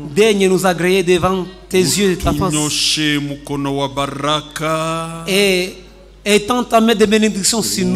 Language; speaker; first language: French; non-native, local second language; Swahili